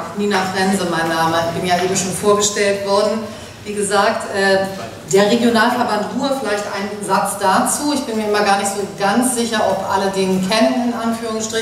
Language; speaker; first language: German; native; German